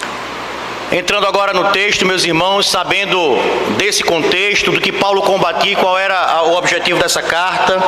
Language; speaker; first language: Portuguese; native; Portuguese